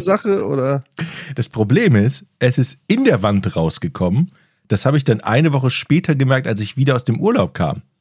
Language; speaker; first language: German; native; German